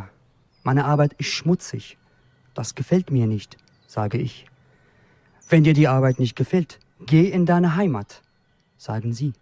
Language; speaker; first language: German; non-native, fluent; Kurdish